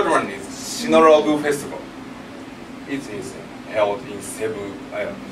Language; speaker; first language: English; non-native, learner; Japanese